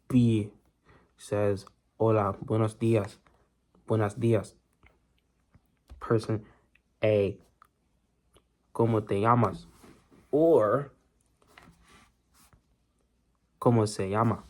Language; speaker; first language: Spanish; non-native, learner; English